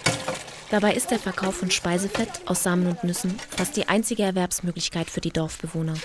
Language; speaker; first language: German; native; German